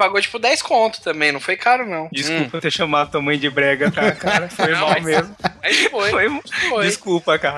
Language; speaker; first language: Portuguese; native; Portuguese